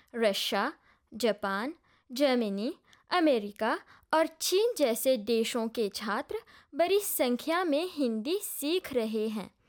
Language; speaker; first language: Hindi; non-native, local second language; Morisyen